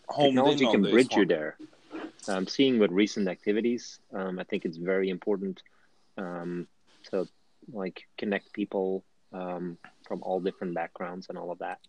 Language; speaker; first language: English; non-native, fluent; Dutch